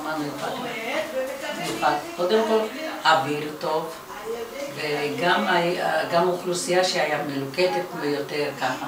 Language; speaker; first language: Hebrew; non-native, fluent; Georgian